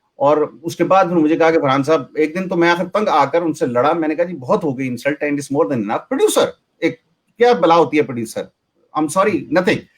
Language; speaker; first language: Urdu; native; Urdu